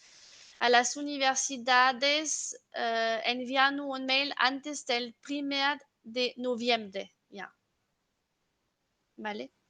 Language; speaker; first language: Spanish; non-native, fluent; French